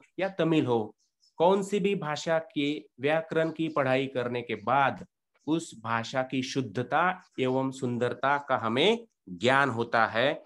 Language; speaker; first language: Hindi; non-native, local second language; Marathi